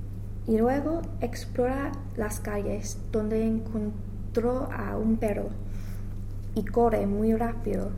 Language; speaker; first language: Spanish; non-native, learner; English